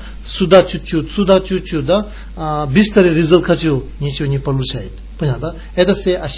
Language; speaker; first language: Russian; non-native, learner; Tibetan